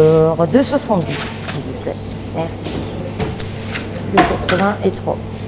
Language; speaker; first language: French; native; French